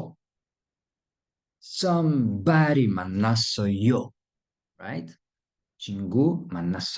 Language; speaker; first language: Korean; non-native, fluent; Russian